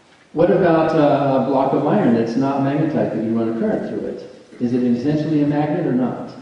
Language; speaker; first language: English; native; English